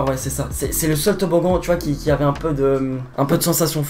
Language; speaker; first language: French; native; French